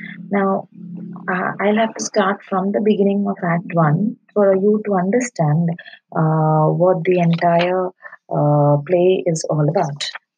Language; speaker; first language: English; non-native, local second language; Malayalam